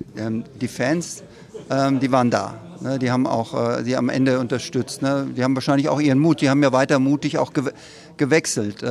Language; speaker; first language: German; native; German